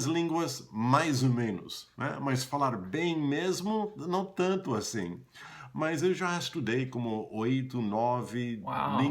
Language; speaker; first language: Portuguese; non-native, fluent; English